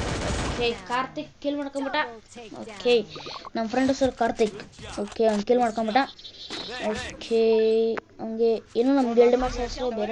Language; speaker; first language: Kannada; native; Kannada